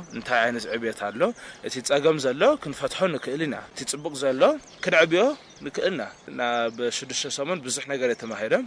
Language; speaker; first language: Tigrinya; early bilingual, heritage; Tigrinya